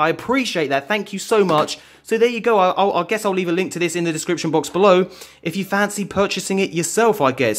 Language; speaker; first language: English; native; English